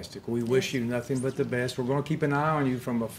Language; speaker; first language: English; native; English